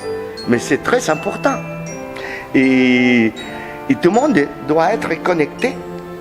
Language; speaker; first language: French; non-native, learner; Spanish